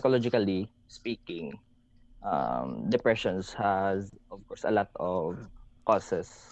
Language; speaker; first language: English; non-native, local second language; Hiligaynon